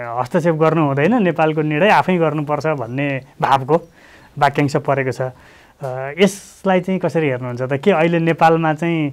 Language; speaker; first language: Nepali; native; Nepali